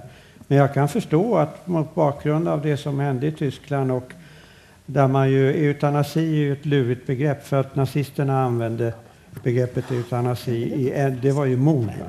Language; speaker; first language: Swedish; native; Swedish